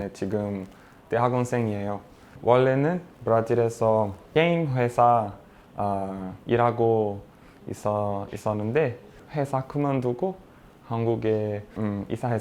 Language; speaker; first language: Korean; non-native, learner; Portuguese